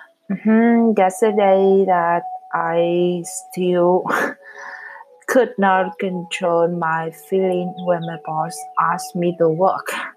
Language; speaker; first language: English; non-native, learner; Vietnamese